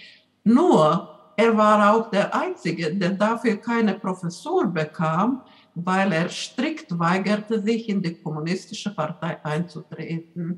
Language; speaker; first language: German; non-native, fluent; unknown